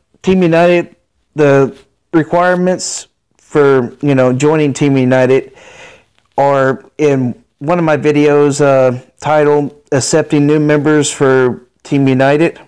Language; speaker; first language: English; native; English